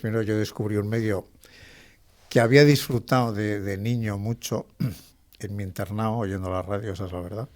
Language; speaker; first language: Spanish; native; Spanish